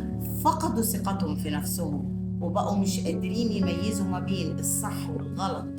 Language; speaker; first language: Arabic; native; Arabic